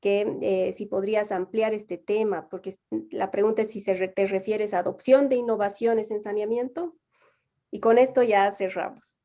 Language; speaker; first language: Spanish; native; Spanish